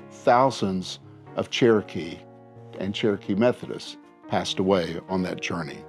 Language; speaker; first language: English; native; English